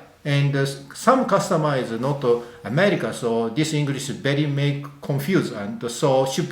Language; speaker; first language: English; non-native, learner; Japanese